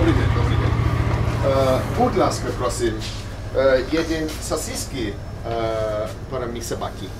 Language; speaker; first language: Russian; non-native, learner; English